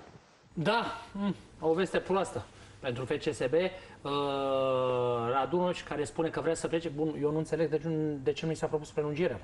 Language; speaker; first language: Romanian; native; Romanian